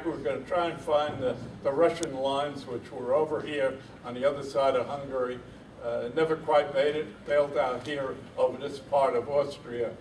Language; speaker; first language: English; native; English